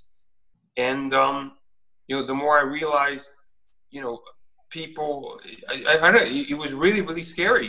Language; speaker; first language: English; native; English